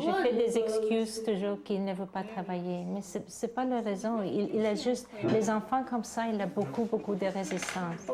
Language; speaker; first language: French; non-native, learner; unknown